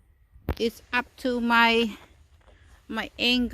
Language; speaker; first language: English; non-native, fluent; Khmer